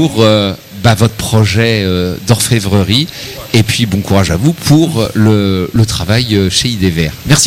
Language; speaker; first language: French; native; French